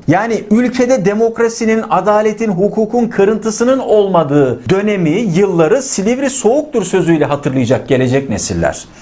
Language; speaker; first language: Turkish; native; Turkish